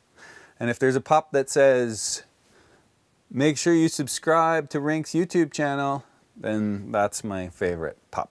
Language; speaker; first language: English; native; English